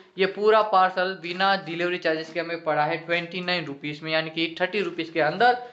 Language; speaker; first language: Hindi; non-native, local second language; Gujarati